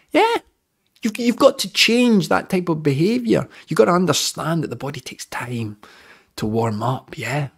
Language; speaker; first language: English; native; English